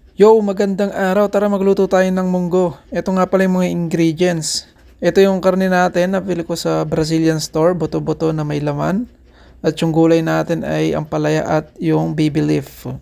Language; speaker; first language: Filipino; non-native, local second language; Pampanga